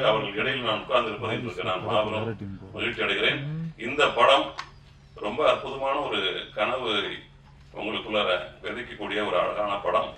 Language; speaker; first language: Tamil; native; Tamil